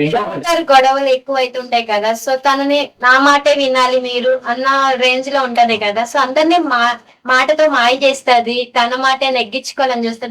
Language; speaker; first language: Telugu; native; Telugu